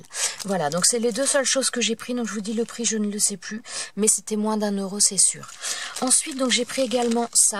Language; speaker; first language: French; native; French